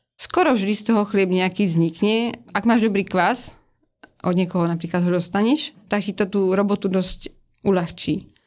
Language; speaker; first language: Slovak; early bilingual, heritage; Slovak